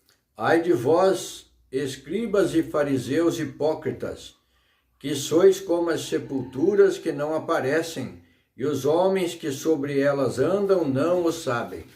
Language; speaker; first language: Portuguese; native; Portuguese